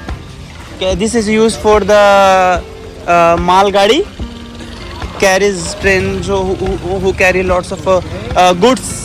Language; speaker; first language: English; non-native, local second language; Hindi